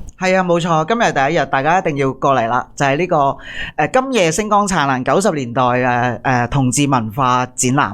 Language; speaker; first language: Cantonese; native; Cantonese